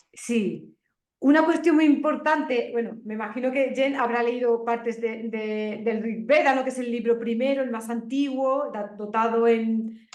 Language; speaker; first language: Spanish; native; Spanish